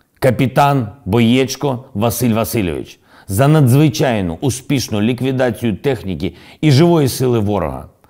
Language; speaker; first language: Ukrainian; non-native, local second language; Russian